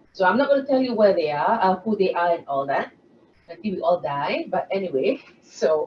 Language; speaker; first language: English; non-native, local second language; Malay